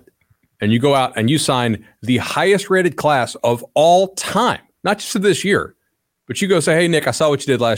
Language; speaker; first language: English; native; English